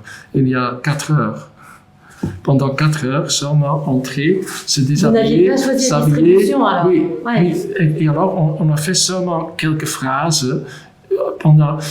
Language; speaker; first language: French; non-native, local second language; Dutch